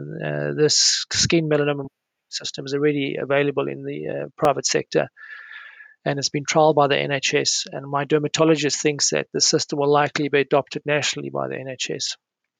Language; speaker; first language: English; native; English